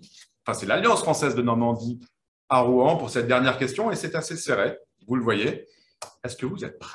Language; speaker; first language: French; native; French